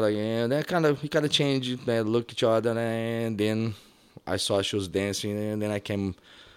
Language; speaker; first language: English; non-native, fluent; Portuguese